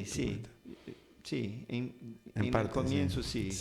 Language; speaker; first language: Spanish; non-native, fluent; Portuguese